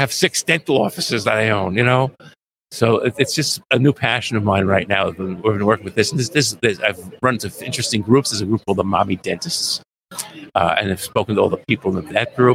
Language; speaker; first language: English; native; English